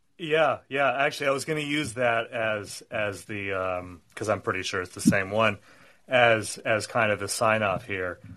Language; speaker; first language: English; native; English